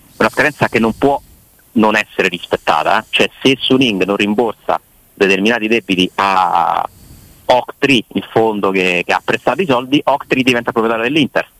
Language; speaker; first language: Italian; native; Italian